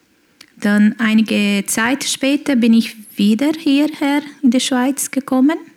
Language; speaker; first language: German; non-native, fluent; Portuguese